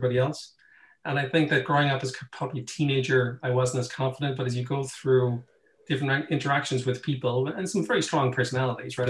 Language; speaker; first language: English; native; English